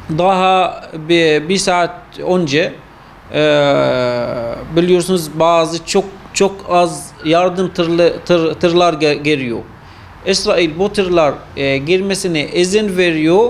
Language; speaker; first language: Turkish; non-native, fluent; Arabic